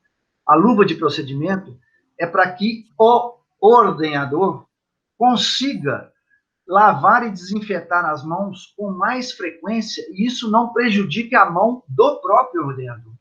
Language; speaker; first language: Portuguese; native; Portuguese